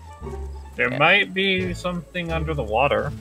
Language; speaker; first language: English; native; English